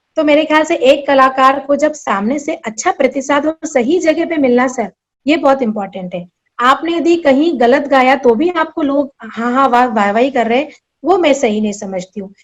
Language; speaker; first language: Hindi; non-native, local second language; Marathi